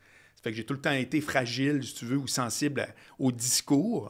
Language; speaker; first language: French; native; French